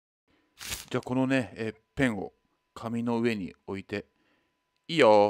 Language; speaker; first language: Japanese; native; Japanese